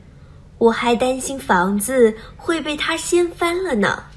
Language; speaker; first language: Chinese; non-native, learner; Vietnamese